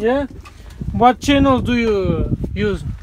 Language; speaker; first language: English; non-native, learner; Russian